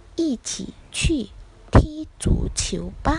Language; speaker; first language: Chinese; non-native, fluent; Thai